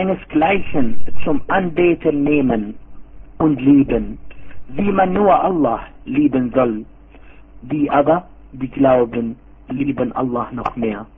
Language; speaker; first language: German; non-native, fluent; Arabic